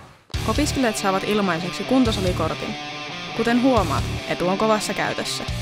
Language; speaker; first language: Finnish; native; Finnish